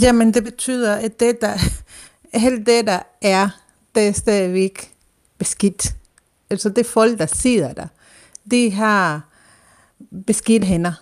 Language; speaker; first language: Danish; non-native, fluent; Spanish